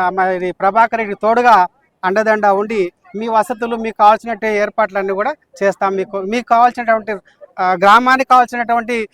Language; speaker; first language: Telugu; native; Telugu